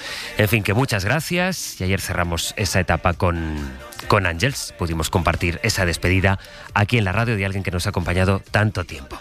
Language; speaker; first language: Spanish; native; Spanish